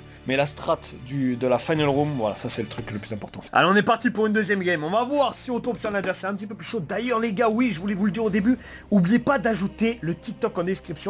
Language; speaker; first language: French; native; French